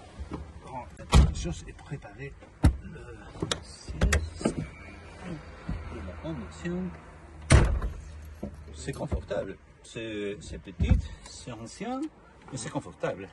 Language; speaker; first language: French; non-native, learner; Spanish